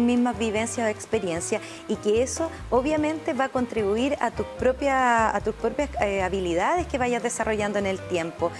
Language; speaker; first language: Spanish; native; Spanish